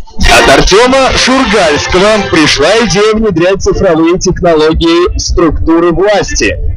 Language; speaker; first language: Russian; native; Russian